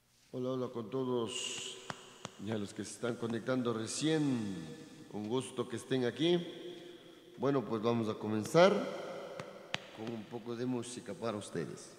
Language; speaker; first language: Spanish; native; Spanish